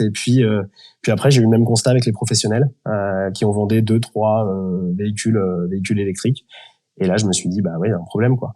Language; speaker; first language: French; native; French